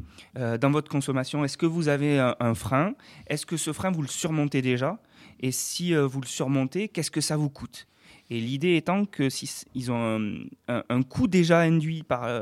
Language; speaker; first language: French; native; French